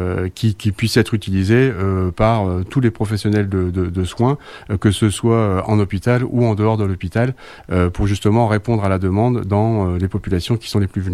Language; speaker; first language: French; native; French